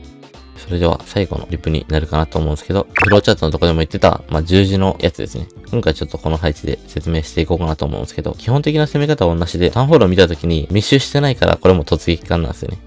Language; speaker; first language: Japanese; native; Japanese